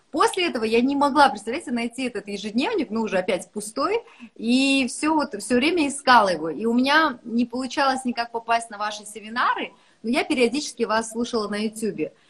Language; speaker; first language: Russian; native; Russian